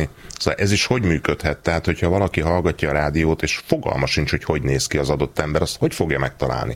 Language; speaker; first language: Hungarian; native; Hungarian